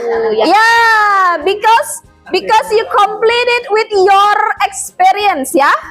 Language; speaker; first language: English; non-native, fluent; Indonesian